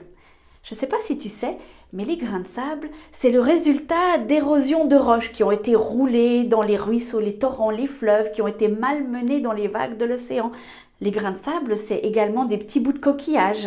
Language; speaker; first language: French; native; French